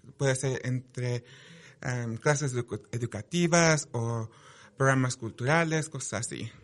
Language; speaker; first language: Spanish; early bilingual, heritage; Spanish